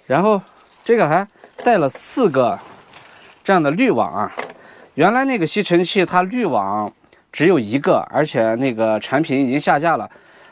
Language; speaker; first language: Chinese; native; Chinese